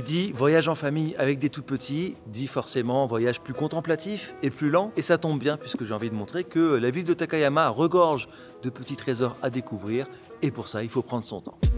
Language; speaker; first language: French; native; French